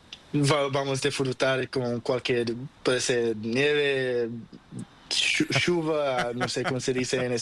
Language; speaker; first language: Spanish; non-native, learner; Portuguese